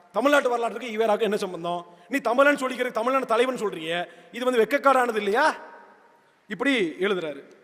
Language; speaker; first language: Tamil; native; Tamil